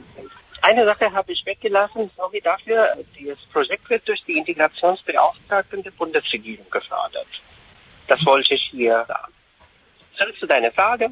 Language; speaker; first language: German; non-native, fluent; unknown